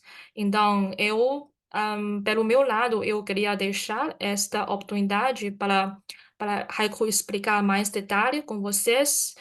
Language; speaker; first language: Portuguese; non-native, fluent; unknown